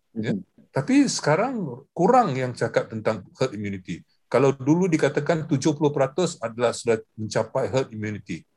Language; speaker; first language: Malay; non-native, local second language; English